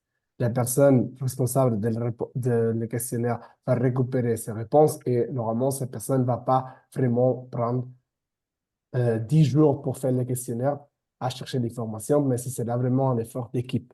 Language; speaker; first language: French; non-native, fluent; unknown